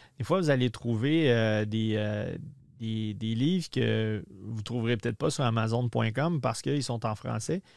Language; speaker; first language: French; native; French